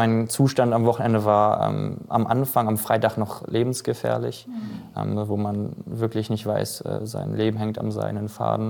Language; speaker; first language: German; native; German